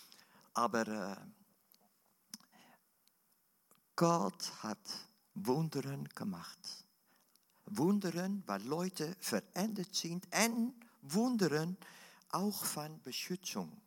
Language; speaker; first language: German; non-native, learner; Dutch